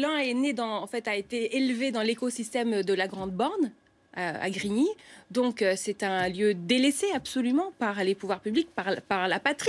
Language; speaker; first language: French; native; French